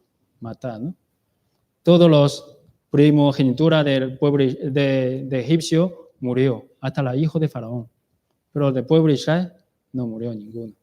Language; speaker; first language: Spanish; non-native, learner; Chinese